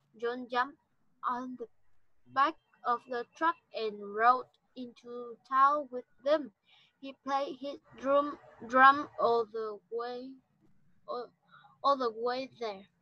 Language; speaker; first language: English; non-native, learner; Vietnamese